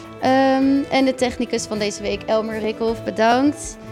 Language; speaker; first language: Dutch; native; Dutch